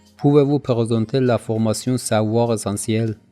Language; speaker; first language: French; non-native, learner; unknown